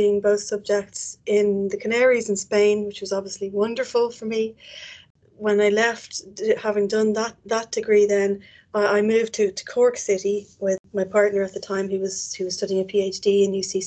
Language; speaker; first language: English; native; English